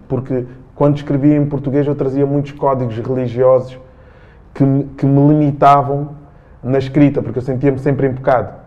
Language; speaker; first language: Portuguese; early bilingual, other home language; Kabuverdianu